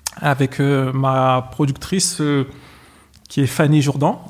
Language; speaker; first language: French; native; French